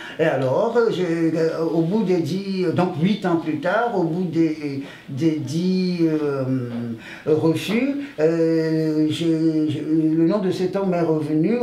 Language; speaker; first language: French; non-native, local second language; Ewe